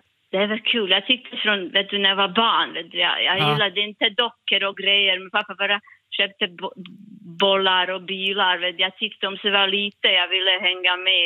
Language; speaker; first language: Swedish; non-native, learner; Bosnian